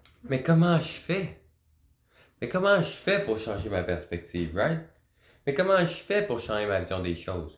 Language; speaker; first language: French; native; French